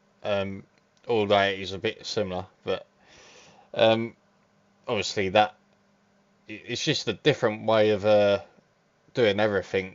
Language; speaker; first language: English; native; English